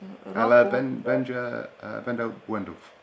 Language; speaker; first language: Polish; non-native, learner; English